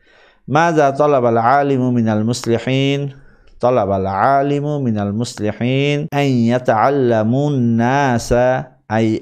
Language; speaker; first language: Arabic; non-native, fluent; Bangla